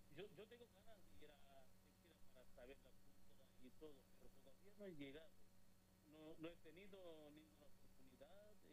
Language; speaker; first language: Spanish; non-native, learner; Bangla